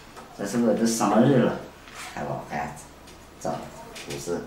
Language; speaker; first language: Chinese; native; Chinese